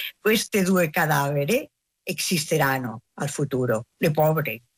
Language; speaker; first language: Italian; non-native, learner; Spanish